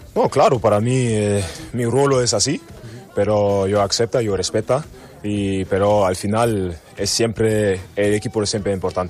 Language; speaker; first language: Spanish; non-native, learner; German